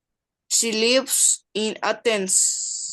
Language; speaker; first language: English; non-native, learner; Spanish